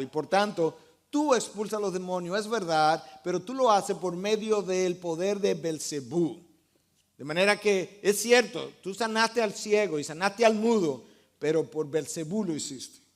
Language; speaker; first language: Spanish; native; Spanish